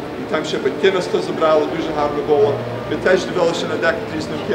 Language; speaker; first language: Ukrainian; early bilingual, heritage; Ukrainian